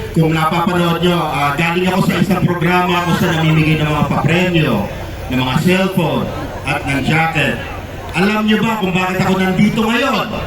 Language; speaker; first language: Filipino; native; Filipino